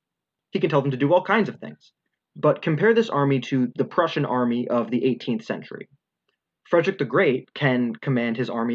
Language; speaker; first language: English; native; English